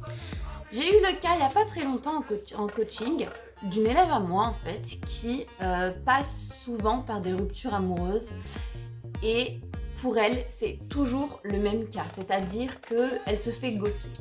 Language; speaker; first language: French; native; French